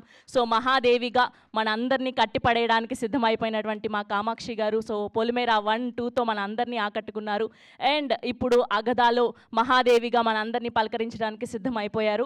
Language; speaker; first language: Telugu; native; Telugu